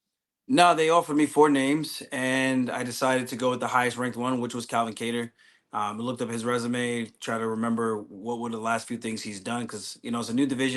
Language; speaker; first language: English; native; English